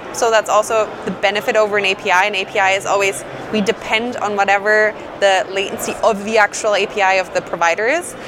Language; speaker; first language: English; non-native, fluent; German